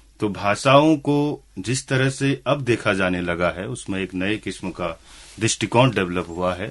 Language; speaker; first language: Hindi; non-native, local second language; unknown